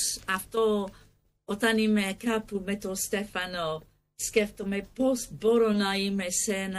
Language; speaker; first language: Greek; non-native, learner; English